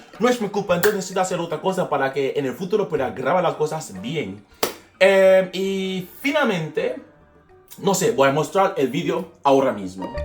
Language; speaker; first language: Spanish; non-native, fluent; English